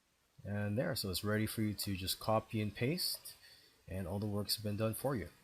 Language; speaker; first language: English; native; English